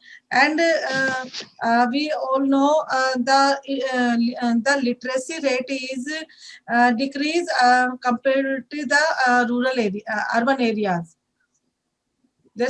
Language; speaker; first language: English; non-native, learner; Hindi